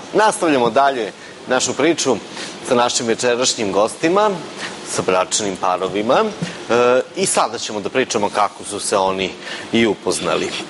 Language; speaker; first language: Serbian; native; Serbian